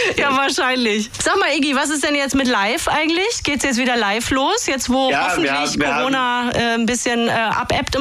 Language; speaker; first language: German; native; German